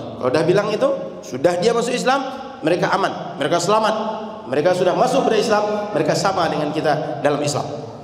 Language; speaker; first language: Malay; native; Malay